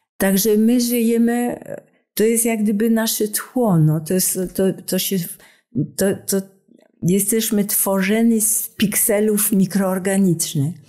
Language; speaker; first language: Polish; non-native, fluent; French